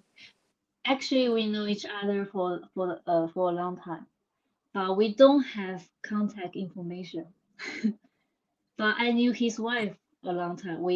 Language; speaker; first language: English; non-native, learner; Chinese